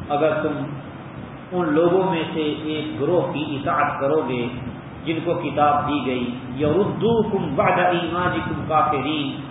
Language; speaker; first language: Urdu; non-native, local second language; Punjabi